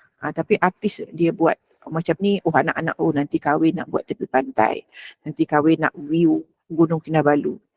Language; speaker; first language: Malay; native; Malay